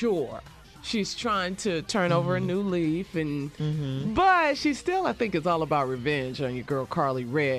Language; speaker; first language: English; native; English